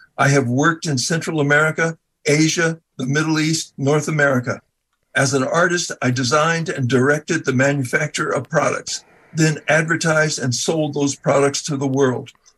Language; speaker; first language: English; native; English